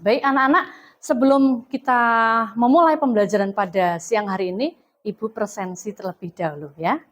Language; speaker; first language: Indonesian; native; Indonesian